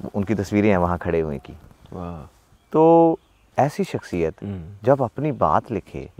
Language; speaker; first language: Hindi; native; Hindi